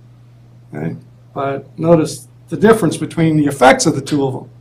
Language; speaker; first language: English; native; English